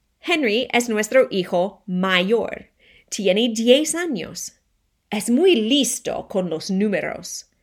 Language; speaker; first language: Spanish; non-native, fluent; English